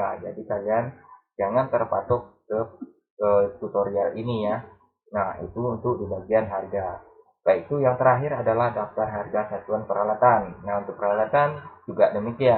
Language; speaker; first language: Indonesian; native; Indonesian